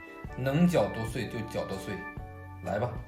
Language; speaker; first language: Chinese; native; Chinese